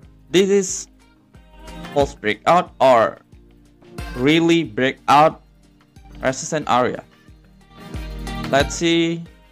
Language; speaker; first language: English; non-native, learner; Indonesian